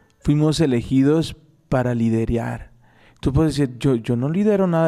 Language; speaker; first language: Spanish; native; Spanish